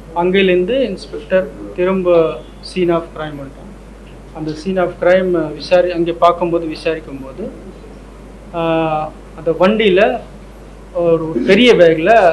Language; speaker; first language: Tamil; non-native, local second language; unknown